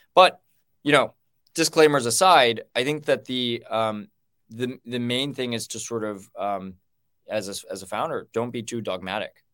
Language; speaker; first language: English; native; English